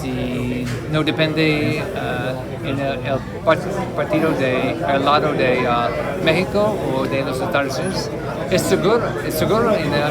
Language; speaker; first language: Spanish; non-native, learner; English